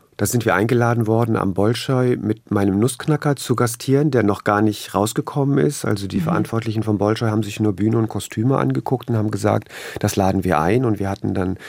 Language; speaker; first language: German; native; German